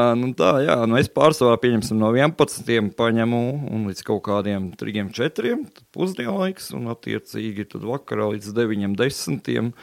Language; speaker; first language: Latvian; native; Latvian